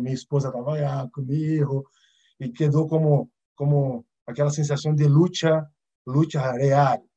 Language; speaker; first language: Portuguese; early bilingual, other home language; Arabic